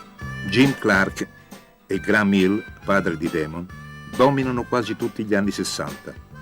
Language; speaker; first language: Italian; native; Italian